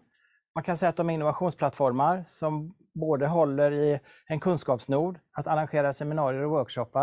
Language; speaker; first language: Swedish; native; Swedish